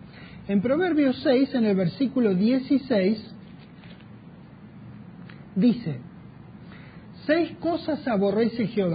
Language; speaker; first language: Spanish; native; Spanish